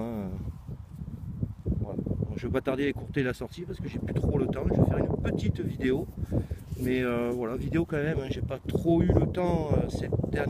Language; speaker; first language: French; native; French